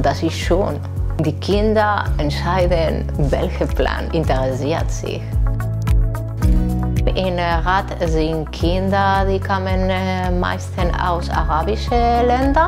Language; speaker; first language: German; non-native, learner; Spanish